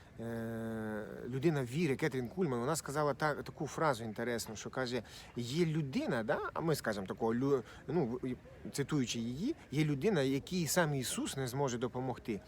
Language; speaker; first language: Ukrainian; non-native, local second language; Russian